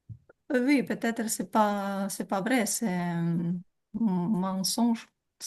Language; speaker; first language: French; non-native, learner; Ukrainian